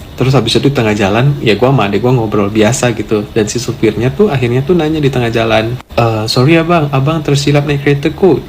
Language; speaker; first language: Indonesian; native; Indonesian